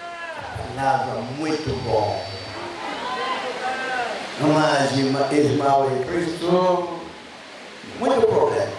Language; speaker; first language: Portuguese; non-native, learner; Lingala